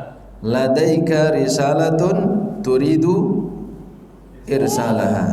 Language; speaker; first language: Arabic; non-native, fluent; Indonesian